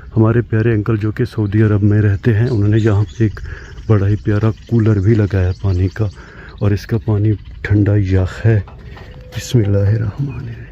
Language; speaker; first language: Urdu; non-native, local second language; Punjabi